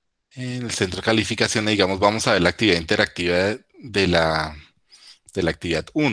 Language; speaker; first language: Spanish; native; Spanish